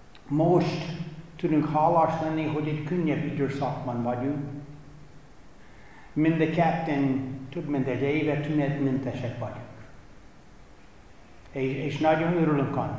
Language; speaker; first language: Hungarian; non-native, fluent; English